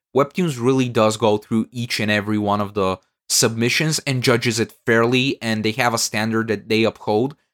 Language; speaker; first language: English; non-native, fluent; Bulgarian